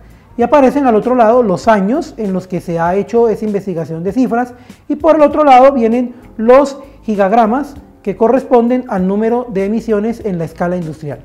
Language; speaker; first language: Spanish; native; Spanish